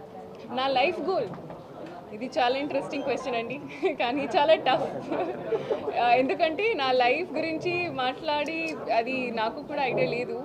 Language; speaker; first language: Telugu; non-native, local second language; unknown